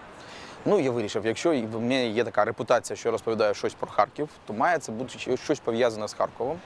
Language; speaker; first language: Ukrainian; native; Ukrainian